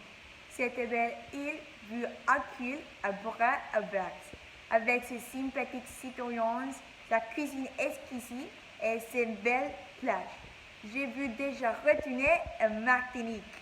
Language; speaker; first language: French; non-native, learner; English